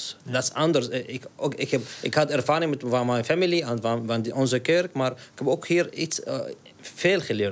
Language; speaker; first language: Dutch; non-native, learner; Arabic